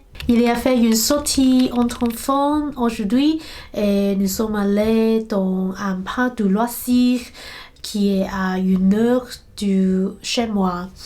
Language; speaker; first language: French; non-native, learner; Cantonese